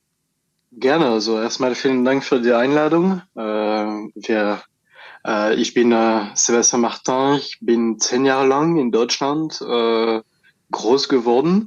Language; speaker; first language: German; non-native, fluent; French